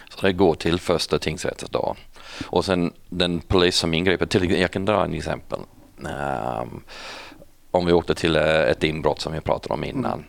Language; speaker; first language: Swedish; non-native, fluent; English